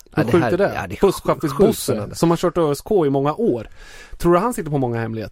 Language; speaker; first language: Swedish; native; Swedish